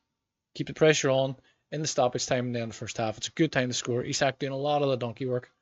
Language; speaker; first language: English; native; English